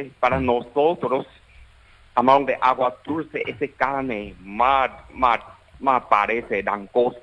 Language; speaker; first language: Spanish; non-native, learner; Chinese